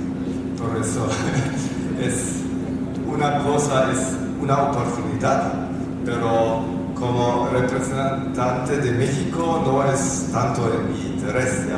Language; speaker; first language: Spanish; non-native, fluent; German